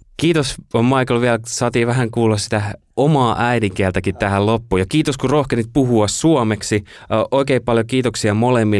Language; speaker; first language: Finnish; native; Finnish